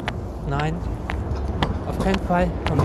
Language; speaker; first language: German; non-native, fluent; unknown